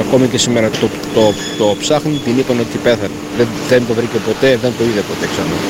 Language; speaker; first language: Greek; early bilingual, heritage; Greek